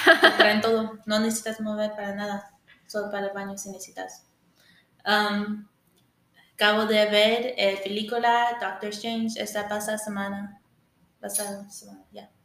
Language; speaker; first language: Spanish; early bilingual, heritage; English